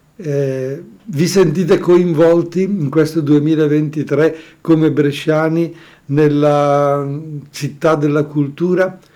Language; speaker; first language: Italian; native; Italian